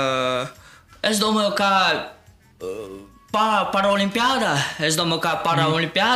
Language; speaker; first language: Latvian; non-native, local second language; Russian